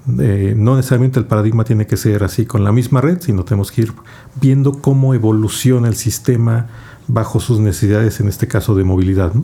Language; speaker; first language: Spanish; native; Spanish